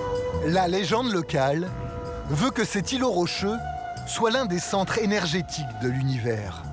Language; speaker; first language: French; native; French